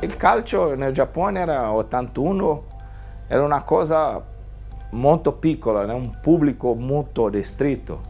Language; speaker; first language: Italian; non-native, fluent; Portuguese